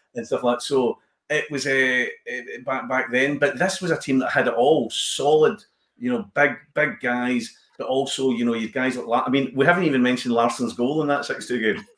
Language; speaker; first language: English; native; English